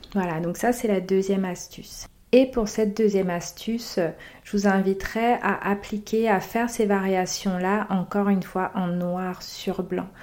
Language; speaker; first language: French; native; French